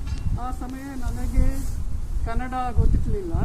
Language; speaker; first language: Kannada; non-native, learner; Tamil